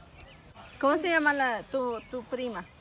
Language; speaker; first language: Spanish; early bilingual, heritage; Spanish